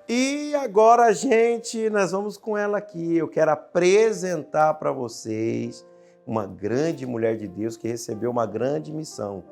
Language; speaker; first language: Portuguese; native; Portuguese